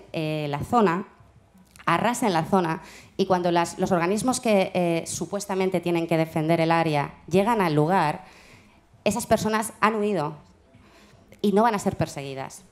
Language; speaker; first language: Spanish; native; Spanish